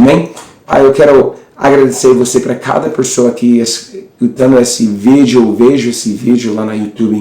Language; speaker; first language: Portuguese; non-native, learner; English